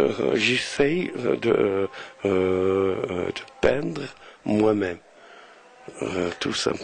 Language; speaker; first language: French; non-native, local second language; Arabic